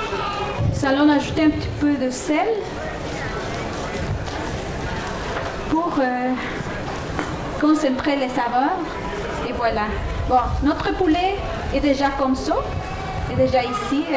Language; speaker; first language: French; non-native, fluent; Spanish